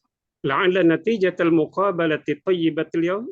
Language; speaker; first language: Arabic; non-native, learner; Indonesian